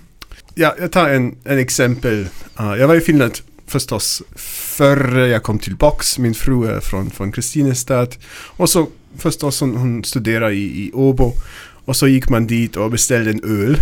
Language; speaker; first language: Swedish; non-native, learner; German